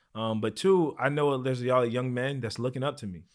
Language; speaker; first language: English; native; English